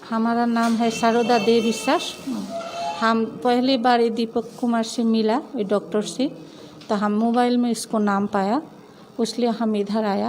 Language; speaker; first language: Hindi; non-native, local second language; Bangla